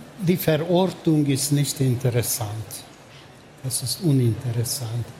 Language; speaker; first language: German; non-native, fluent; Hungarian